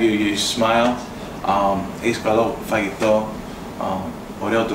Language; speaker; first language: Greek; early bilingual, heritage; English